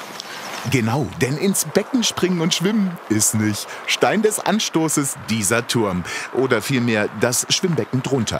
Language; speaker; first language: German; native; German